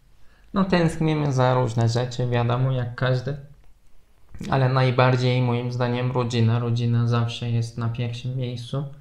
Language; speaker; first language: Polish; non-native, fluent; Turkish